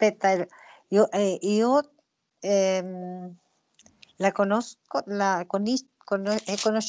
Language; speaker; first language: Italian; non-native, learner; Spanish